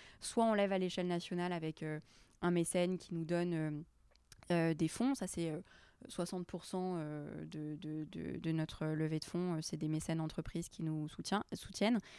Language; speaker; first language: French; early bilingual, other home language; Arabic